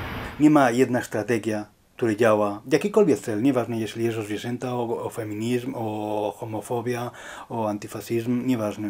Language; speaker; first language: Polish; non-native, learner; Spanish